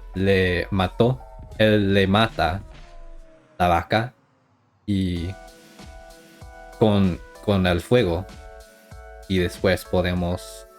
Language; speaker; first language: Spanish; non-native, learner; English